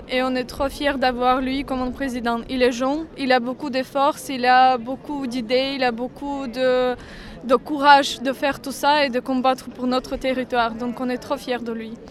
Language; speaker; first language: French; non-native, fluent; Ukrainian